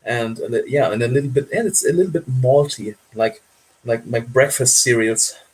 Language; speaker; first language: English; non-native, fluent; German